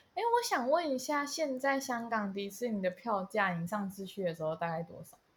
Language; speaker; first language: Chinese; native; Chinese